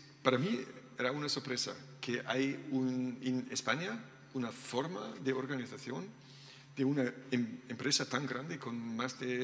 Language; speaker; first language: Spanish; non-native, learner; German